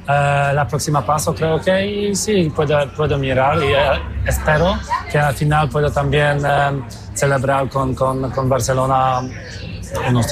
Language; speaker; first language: Spanish; non-native, fluent; Polish